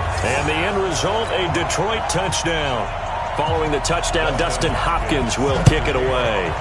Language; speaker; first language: English; native; English